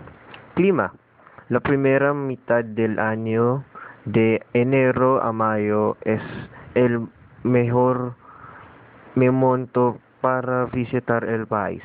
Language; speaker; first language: Spanish; non-native, learner; Filipino